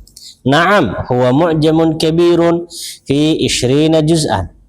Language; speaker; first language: Arabic; non-native, fluent; Indonesian